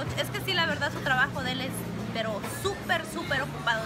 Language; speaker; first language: Spanish; native; Spanish